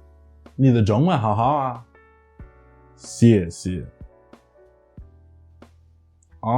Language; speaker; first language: Chinese; non-native, fluent; English